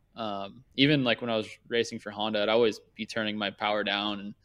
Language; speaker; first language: English; native; English